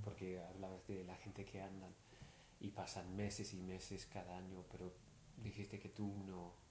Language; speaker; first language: Spanish; non-native, fluent; English